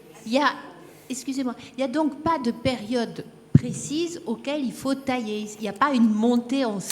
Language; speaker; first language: French; native; French